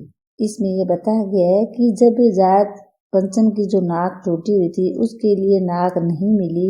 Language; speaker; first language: Hindi; native; Hindi